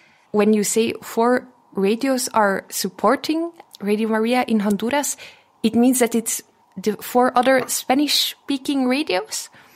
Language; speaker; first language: English; non-native, fluent; Dutch